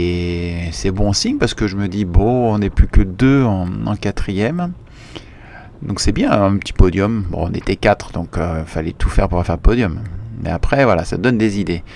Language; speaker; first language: French; native; French